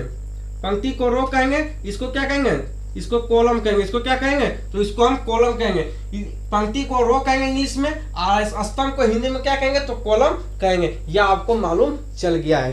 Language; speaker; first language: Hindi; native; Hindi